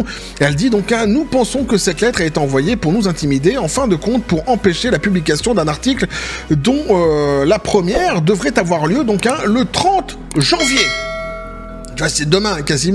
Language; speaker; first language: French; native; French